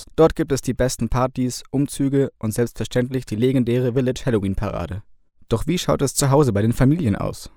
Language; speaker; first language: German; native; German